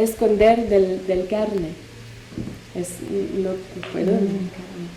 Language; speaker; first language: Spanish; non-native, learner; French